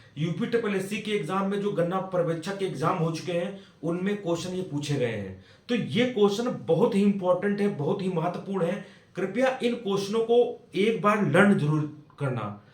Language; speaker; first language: Hindi; native; Hindi